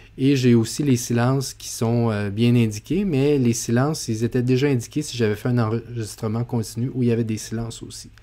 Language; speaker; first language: French; native; French